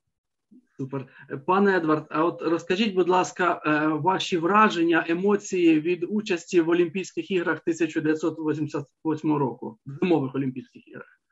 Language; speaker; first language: Ukrainian; native; Ukrainian